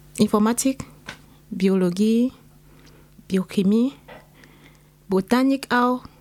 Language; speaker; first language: German; non-native, learner; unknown